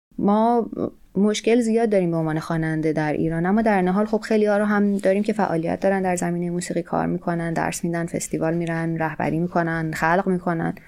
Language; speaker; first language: Persian; native; Persian